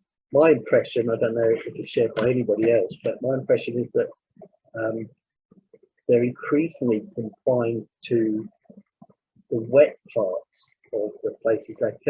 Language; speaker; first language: English; native; English